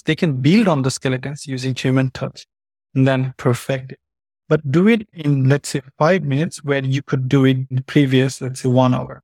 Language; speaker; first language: English; non-native, fluent; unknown